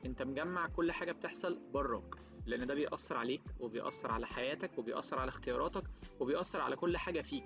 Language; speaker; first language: Arabic; native; Arabic